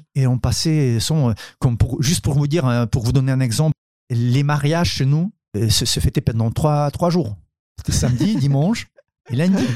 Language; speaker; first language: French; non-native, fluent; Ukrainian